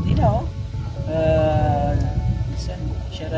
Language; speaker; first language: Arabic; non-native, learner; Filipino